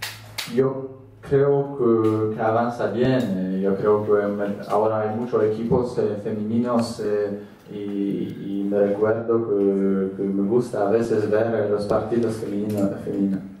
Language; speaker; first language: Spanish; non-native, learner; Polish